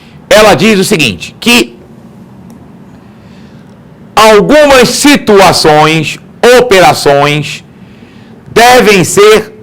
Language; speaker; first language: Portuguese; native; Portuguese